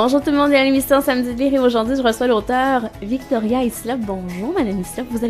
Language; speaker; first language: French; native; French